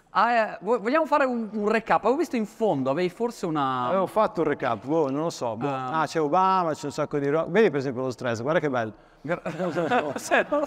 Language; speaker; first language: Italian; native; Italian